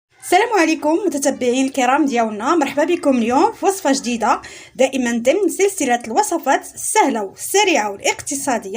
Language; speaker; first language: Arabic; native; Arabic